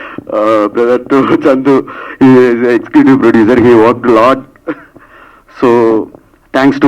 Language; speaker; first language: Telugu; non-native, learner; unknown